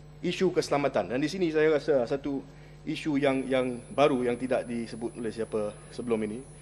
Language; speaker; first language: Malay; non-native, local second language; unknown